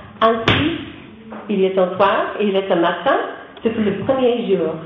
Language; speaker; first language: French; non-native, learner; English